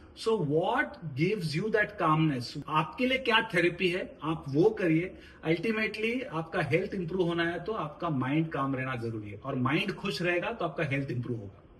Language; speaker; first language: Hindi; non-native, local second language; Marathi